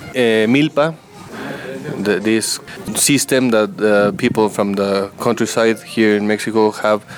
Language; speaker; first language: English; non-native, learner; Spanish